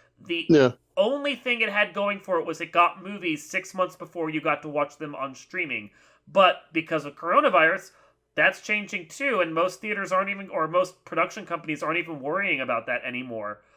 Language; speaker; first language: English; native; English